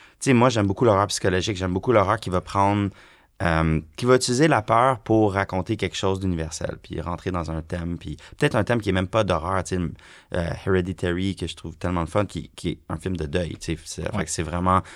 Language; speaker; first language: French; native; French